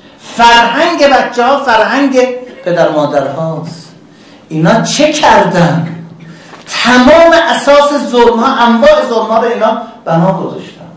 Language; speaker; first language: Persian; native; Persian